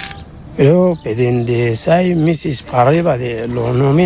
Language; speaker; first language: Spanish; non-native, learner; Arabic